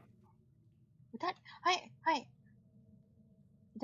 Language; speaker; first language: Japanese; non-native, learner; English